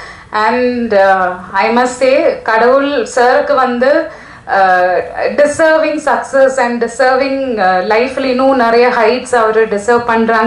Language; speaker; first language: Tamil; non-native, fluent; Malayalam